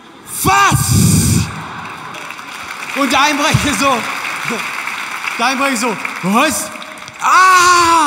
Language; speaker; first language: German; native; German